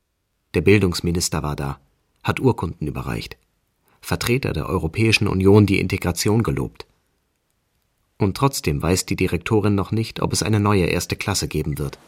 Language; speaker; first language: German; native; German